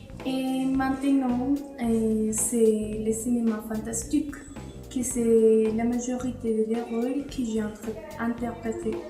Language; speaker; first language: French; non-native, learner; Spanish